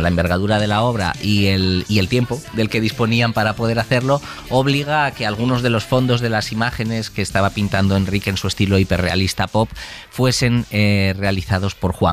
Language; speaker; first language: Spanish; native; Spanish